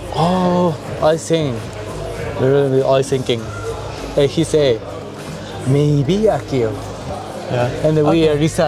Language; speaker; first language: English; non-native, learner; Japanese